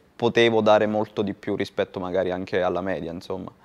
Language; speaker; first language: Italian; native; Italian